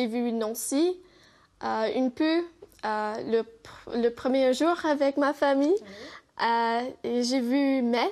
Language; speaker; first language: French; non-native, learner; English